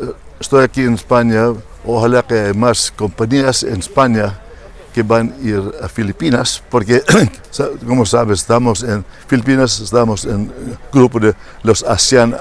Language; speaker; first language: Spanish; non-native, learner; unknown